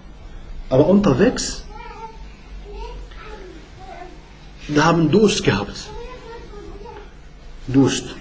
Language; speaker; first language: German; non-native, learner; Arabic